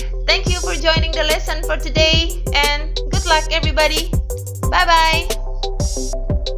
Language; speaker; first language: English; non-native, fluent; Indonesian